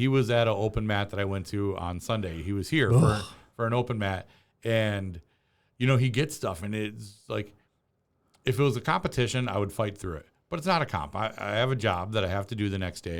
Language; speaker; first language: English; native; English